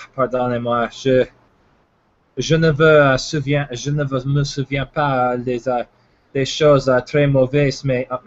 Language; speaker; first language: French; non-native, learner; English